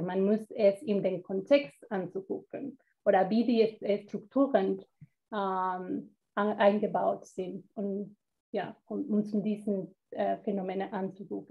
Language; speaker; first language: German; non-native, fluent; Spanish